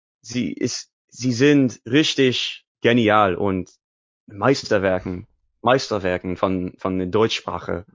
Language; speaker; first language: German; non-native, learner; English